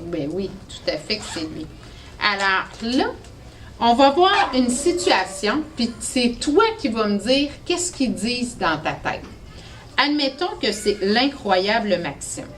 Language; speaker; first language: French; native; French